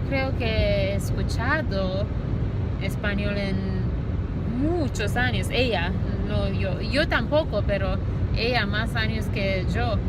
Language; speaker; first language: Spanish; non-native, learner; Romanian